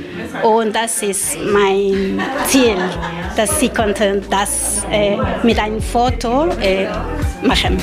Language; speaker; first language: German; non-native, learner; Spanish